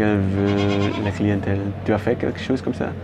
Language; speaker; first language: French; non-native, learner; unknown